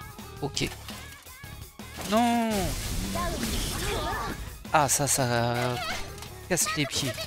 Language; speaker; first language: French; native; French